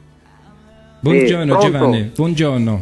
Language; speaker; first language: Italian; non-native, learner; English